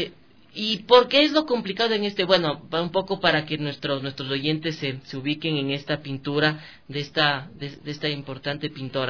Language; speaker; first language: Spanish; native; Spanish